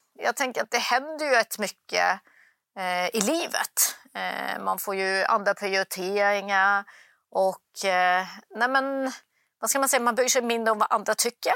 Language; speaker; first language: Swedish; early bilingual, other home language; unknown